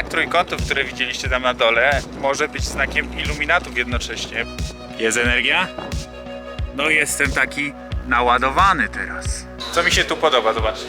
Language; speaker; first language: Polish; native; Polish